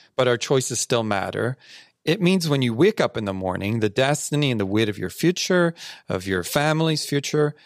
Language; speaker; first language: English; native; English